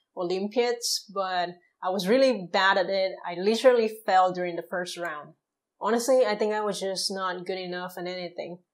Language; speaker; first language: English; non-native, fluent; Spanish